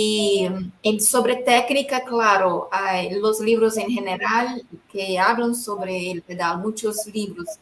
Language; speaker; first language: Spanish; non-native, fluent; Portuguese